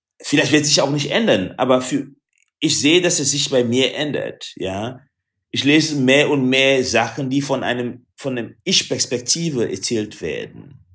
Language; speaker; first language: German; non-native, fluent; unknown